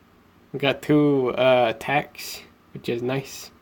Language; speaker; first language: English; native; English